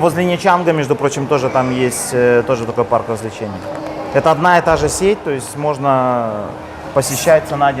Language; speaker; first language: Russian; native; Russian